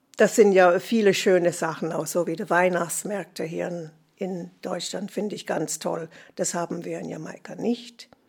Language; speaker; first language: German; non-native, fluent; English